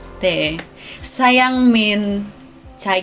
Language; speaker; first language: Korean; non-native, learner; Indonesian